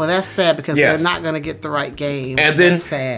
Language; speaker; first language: English; native; English